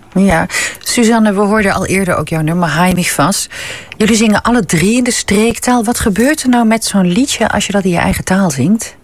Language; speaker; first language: Dutch; native; Dutch